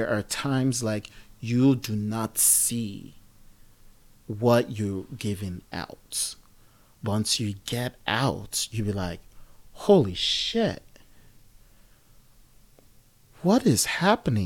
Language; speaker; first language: English; non-native, local second language; Yoruba